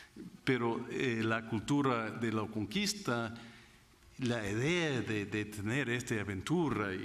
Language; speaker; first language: Spanish; non-native, fluent; English